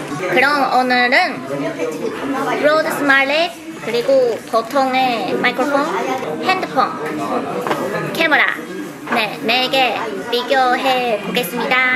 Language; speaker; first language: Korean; non-native, learner; Chinese